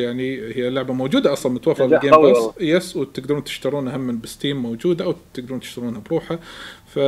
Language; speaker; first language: Arabic; native; Arabic